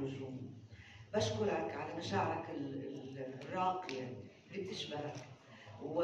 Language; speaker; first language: Arabic; native; Arabic